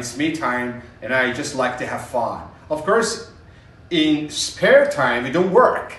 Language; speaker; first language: English; non-native, fluent; Persian